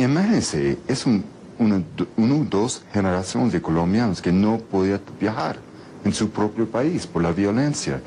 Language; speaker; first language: Spanish; non-native, fluent; English